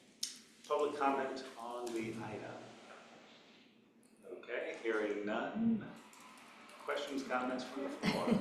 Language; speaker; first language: English; native; English